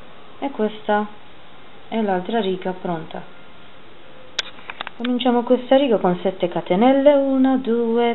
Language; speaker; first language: Italian; non-native, fluent; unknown